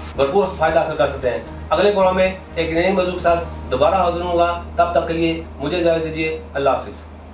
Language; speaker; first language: Urdu; native; Urdu